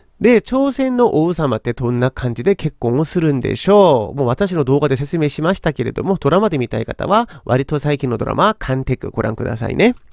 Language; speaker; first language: Japanese; non-native, fluent; Korean